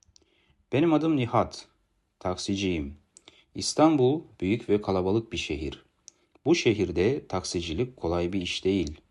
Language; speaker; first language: Turkish; non-native, fluent; Kazakh